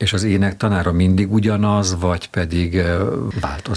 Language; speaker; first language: Hungarian; native; Hungarian